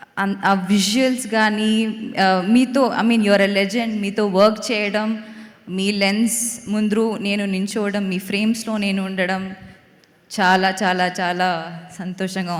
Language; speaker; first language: Telugu; non-native, fluent; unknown